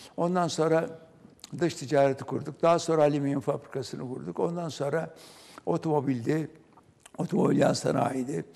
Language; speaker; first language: Turkish; native; Turkish